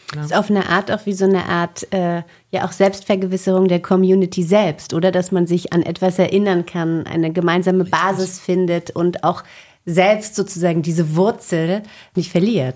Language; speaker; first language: German; native; German